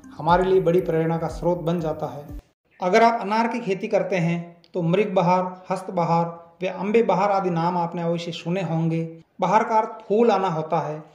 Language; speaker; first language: Hindi; native; Hindi